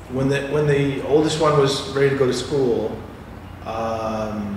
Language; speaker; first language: English; native; English